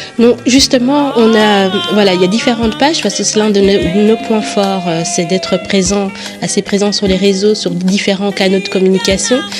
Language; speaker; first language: French; early bilingual, other home language; Kongo